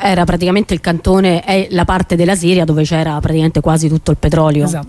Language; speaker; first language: Italian; native; Italian